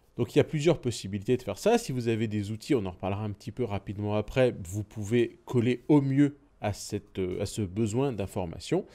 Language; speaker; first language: French; native; French